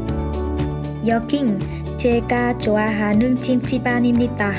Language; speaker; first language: Korean; non-native, learner; Vietnamese